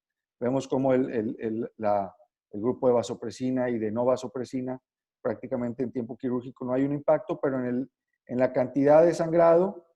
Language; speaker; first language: Spanish; native; Spanish